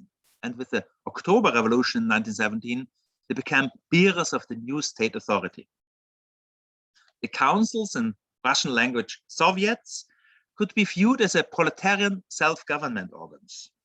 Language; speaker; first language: English; non-native, fluent; German